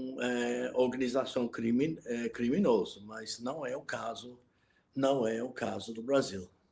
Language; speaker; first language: Portuguese; non-native, fluent; English